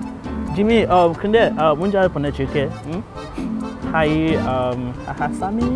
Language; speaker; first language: Korean; non-native, learner; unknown